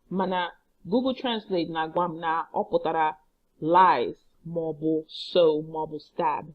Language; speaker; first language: Igbo; non-native, learner; English